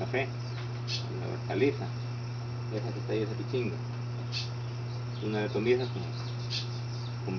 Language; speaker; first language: Spanish; native; Spanish